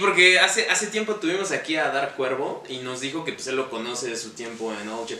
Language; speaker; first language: Spanish; native; Spanish